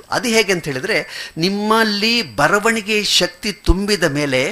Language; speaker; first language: Kannada; non-native, local second language; Malayalam